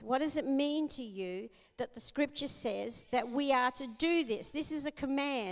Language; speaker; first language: English; native; English